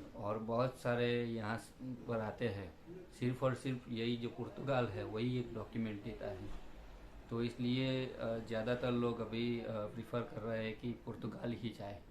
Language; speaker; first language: Hindi; non-native, local second language; Gujarati